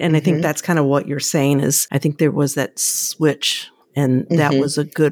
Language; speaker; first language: English; native; English